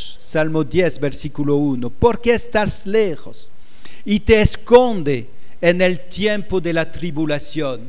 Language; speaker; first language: Spanish; non-native, fluent; French